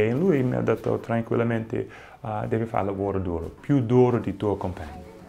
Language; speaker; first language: Italian; non-native, fluent; English